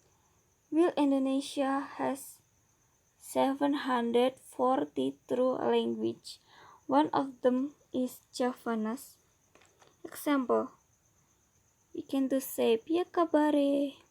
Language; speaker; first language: English; non-native, learner; Indonesian